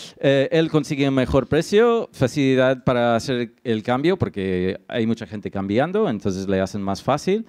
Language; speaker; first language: Spanish; non-native, fluent; English